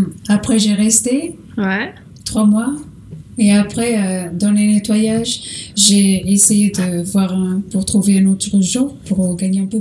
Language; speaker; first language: French; non-native, learner; Portuguese